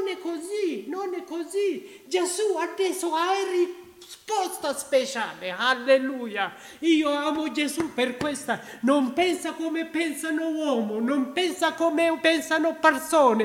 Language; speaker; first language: Italian; non-native, learner; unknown